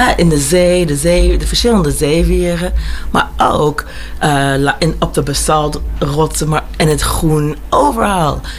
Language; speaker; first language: Dutch; early bilingual, heritage; Dutch